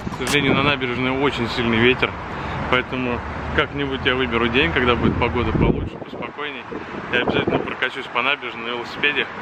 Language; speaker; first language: Russian; native; Russian